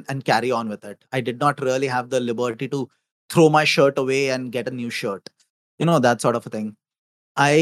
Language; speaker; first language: English; non-native, local second language; Hindi